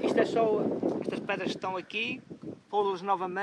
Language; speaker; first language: Portuguese; native; Portuguese